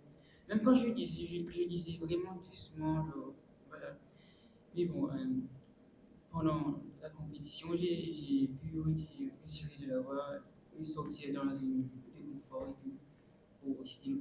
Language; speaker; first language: French; non-native, local second language; Morisyen